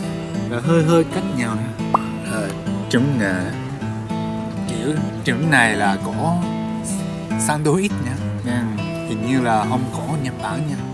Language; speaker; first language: Vietnamese; non-native, learner; Japanese